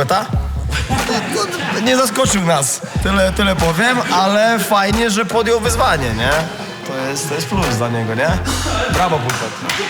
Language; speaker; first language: Polish; native; Polish